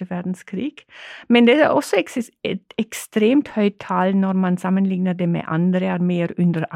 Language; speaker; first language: Norwegian; non-native, fluent; German